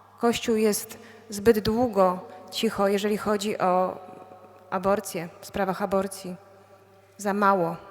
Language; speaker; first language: Polish; native; Polish